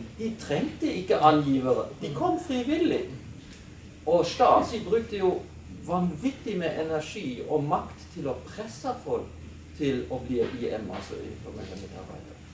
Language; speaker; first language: Norwegian; non-native, fluent; German